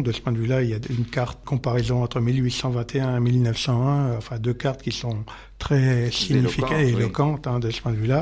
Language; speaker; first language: French; native; French